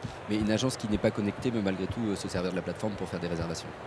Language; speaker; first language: French; native; French